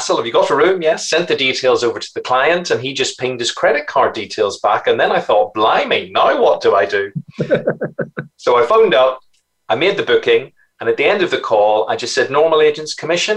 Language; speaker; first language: English; native; English